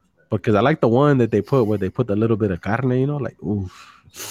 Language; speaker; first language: English; early bilingual, other home language; Spanish